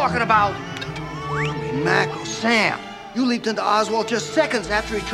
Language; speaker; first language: English; early bilingual, other home language; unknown